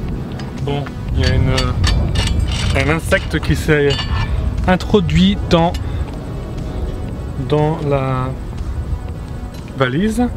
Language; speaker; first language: French; native; French